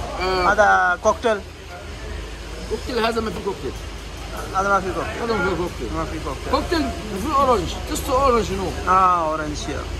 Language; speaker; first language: Arabic; non-native, learner; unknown